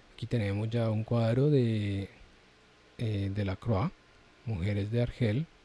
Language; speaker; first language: Spanish; native; Spanish